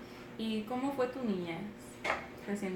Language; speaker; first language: Spanish; early bilingual, other home language; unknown